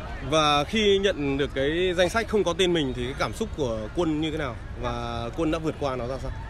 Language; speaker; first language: Vietnamese; native; Vietnamese